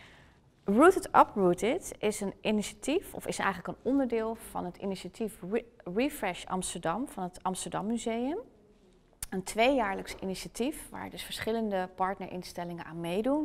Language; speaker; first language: Dutch; native; Dutch